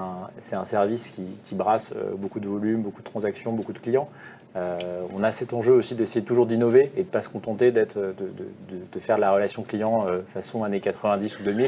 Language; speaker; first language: French; native; French